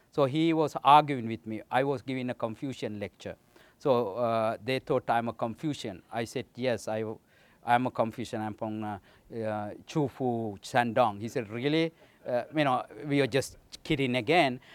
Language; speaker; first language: English; non-native, local second language; Sinhala